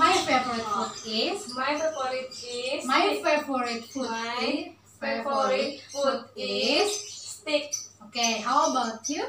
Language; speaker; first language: English; non-native, learner; Indonesian